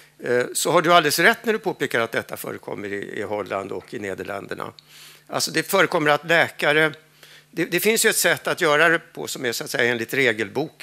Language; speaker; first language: Swedish; native; Swedish